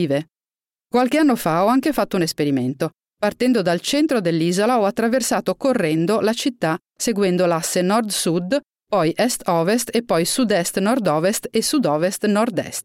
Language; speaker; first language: Italian; native; Italian